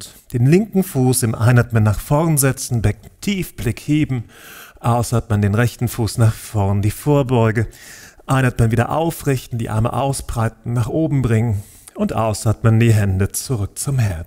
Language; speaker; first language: German; native; German